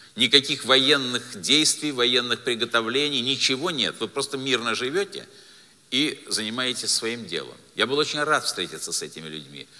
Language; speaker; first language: Russian; native; Russian